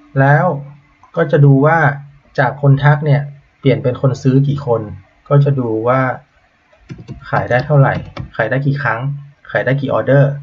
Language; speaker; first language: Thai; native; Thai